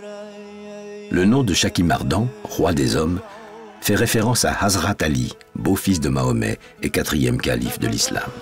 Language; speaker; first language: French; native; French